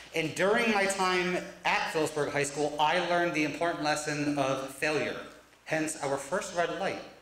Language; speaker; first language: English; native; English